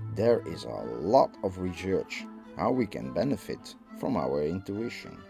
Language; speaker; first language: English; non-native, fluent; Dutch